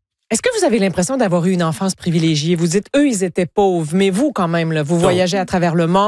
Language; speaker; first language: French; native; French